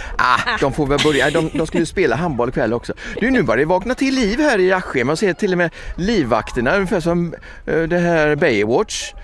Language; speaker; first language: Swedish; native; Swedish